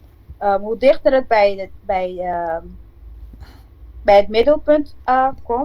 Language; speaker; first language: Dutch; non-native, local second language; Papiamento